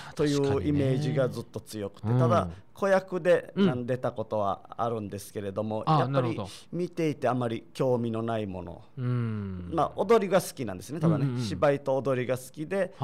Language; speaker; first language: Japanese; native; Japanese